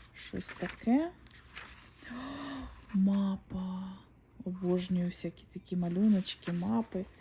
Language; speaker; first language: Ukrainian; non-native, local second language; Russian